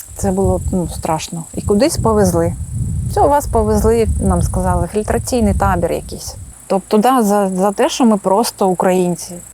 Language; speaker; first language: Ukrainian; non-native, local second language; Russian